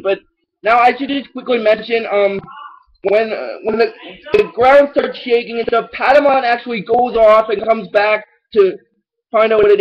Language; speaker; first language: English; native; English